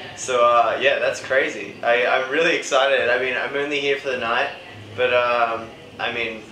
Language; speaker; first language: English; native; English